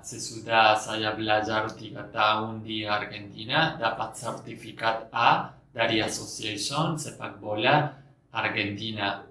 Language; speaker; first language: Indonesian; non-native, fluent; Spanish